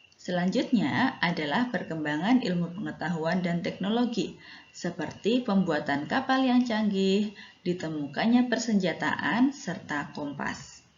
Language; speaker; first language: Indonesian; native; Indonesian